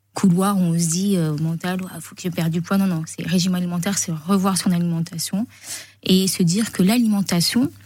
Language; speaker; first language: French; native; French